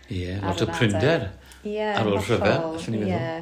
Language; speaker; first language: Welsh; native; Welsh